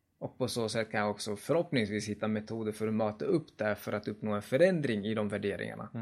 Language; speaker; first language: Swedish; early bilingual, other home language; Kurdish